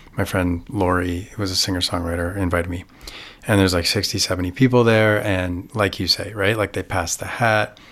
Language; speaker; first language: English; native; English